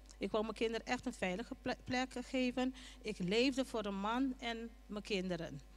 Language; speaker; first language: Dutch; non-native, local second language; Papiamento